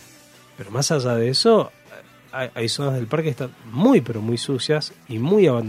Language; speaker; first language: Spanish; native; Spanish